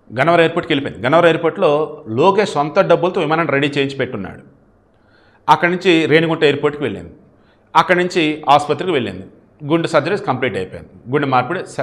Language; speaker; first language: Telugu; native; Telugu